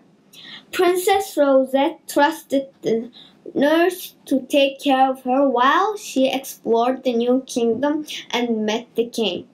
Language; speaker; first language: English; native; English